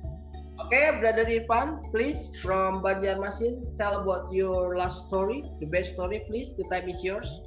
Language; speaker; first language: English; non-native, learner; Indonesian